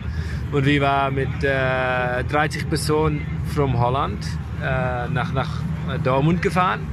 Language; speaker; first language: German; non-native, learner; Dutch